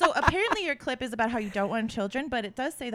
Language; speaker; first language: English; early bilingual, other home language; Romanian